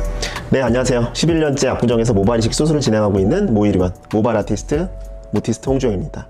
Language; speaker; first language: Korean; native; Korean